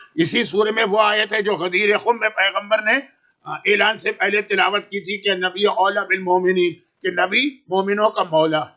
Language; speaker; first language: Urdu; native; Urdu